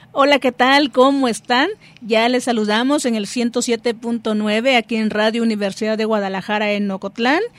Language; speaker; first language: Spanish; native; Spanish